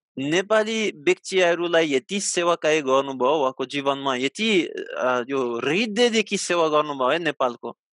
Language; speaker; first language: Nepali; non-native, fluent; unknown